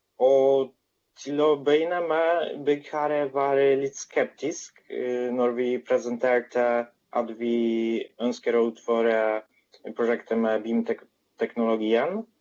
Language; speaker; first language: Swedish; non-native, fluent; Polish